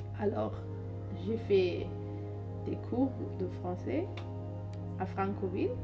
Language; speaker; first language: French; non-native, learner; Hindi